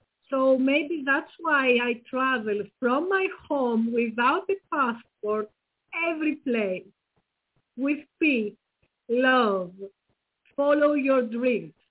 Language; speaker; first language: English; non-native, fluent; Greek